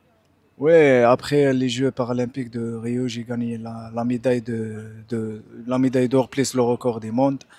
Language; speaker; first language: French; non-native, local second language; Arabic